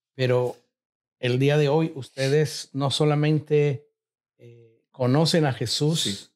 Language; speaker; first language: Spanish; early bilingual, heritage; Spanish